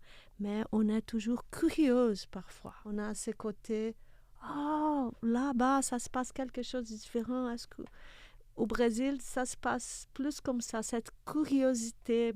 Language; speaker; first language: French; non-native, fluent; Portuguese